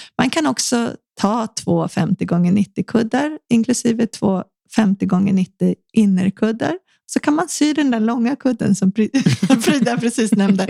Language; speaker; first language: Swedish; native; Swedish